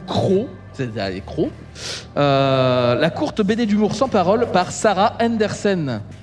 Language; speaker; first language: French; native; French